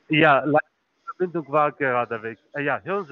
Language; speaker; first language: German; non-native, fluent; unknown